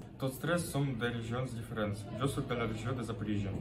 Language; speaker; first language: Catalan; non-native, learner; Ukrainian